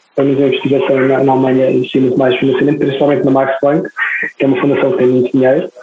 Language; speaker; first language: Portuguese; native; Portuguese